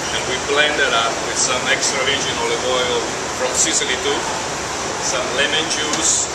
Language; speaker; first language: English; non-native, fluent; Italian